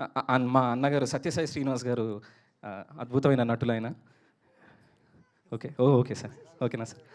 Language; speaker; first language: Telugu; native; Telugu